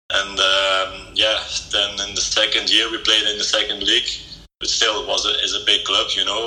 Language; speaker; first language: English; non-native, fluent; Dutch